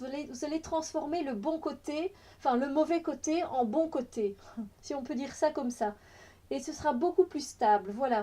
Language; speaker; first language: French; native; French